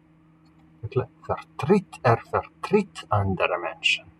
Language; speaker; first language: German; non-native, fluent; Serbian